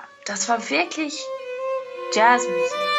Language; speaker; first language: German; non-native, fluent; Irish